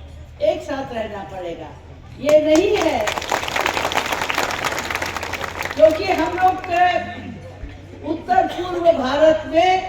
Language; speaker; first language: Hindi; non-native, local second language; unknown